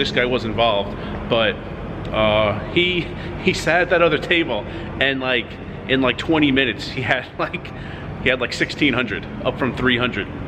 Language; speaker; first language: English; native; English